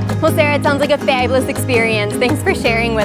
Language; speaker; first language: English; native; English